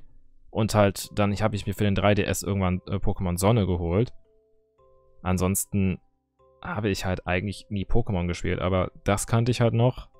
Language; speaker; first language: German; native; German